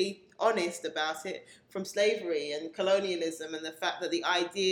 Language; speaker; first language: English; native; English